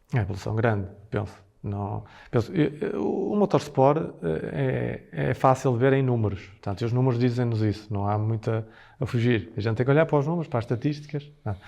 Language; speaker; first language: Portuguese; native; Portuguese